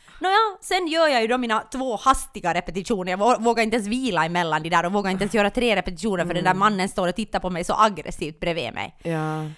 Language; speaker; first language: Swedish; native; Swedish